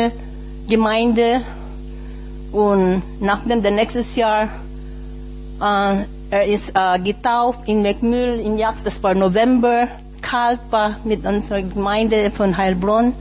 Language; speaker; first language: German; non-native, learner; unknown